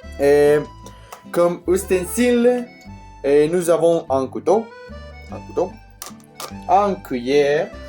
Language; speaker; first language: French; non-native, learner; Spanish